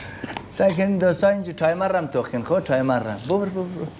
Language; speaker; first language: Persian; native; Persian